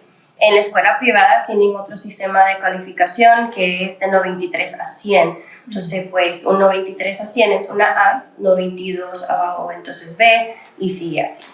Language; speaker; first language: Spanish; early bilingual, other home language; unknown